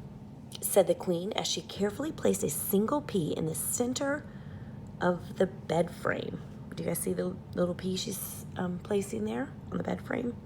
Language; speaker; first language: English; native; English